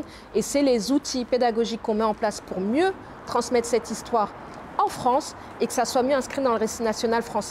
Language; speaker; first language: French; native; French